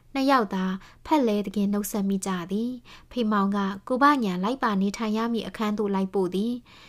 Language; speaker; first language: Burmese; native; Burmese